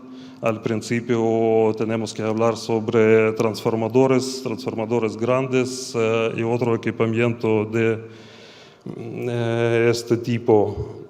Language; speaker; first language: Spanish; non-native, fluent; Ukrainian